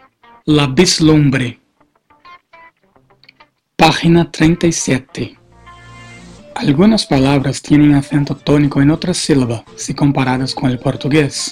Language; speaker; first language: Spanish; non-native, fluent; Portuguese